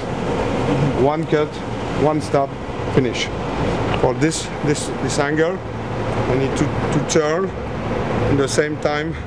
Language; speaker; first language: English; non-native, learner; French